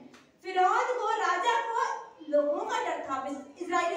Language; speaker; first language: Hindi; native; Hindi